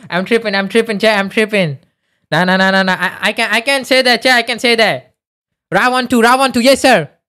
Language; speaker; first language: English; non-native, local second language; Odia